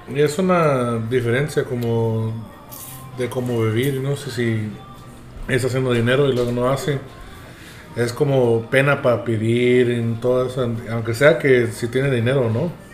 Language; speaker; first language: Spanish; early bilingual, heritage; Spanish